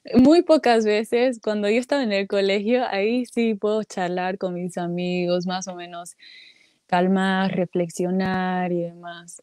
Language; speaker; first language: Spanish; native; Spanish